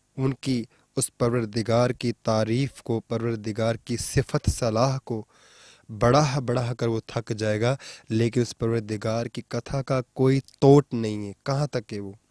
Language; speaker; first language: Hindi; non-native, local second language; Punjabi